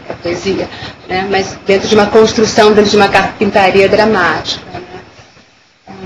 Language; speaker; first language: Portuguese; early bilingual, other home language; Spanish